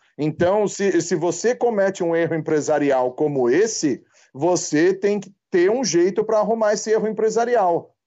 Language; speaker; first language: Portuguese; native; Portuguese